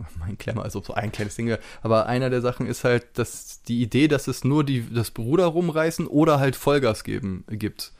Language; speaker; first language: German; native; German